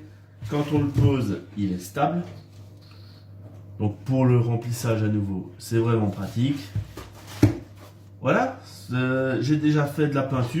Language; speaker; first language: French; native; French